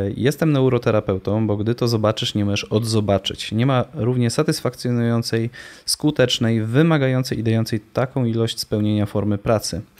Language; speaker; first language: Polish; native; Polish